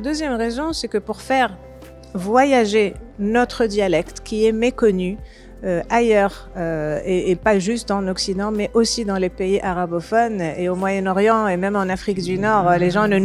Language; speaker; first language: French; non-native, local second language; Arabic